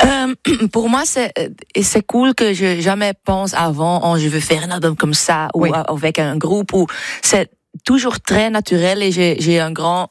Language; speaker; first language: French; non-native, learner; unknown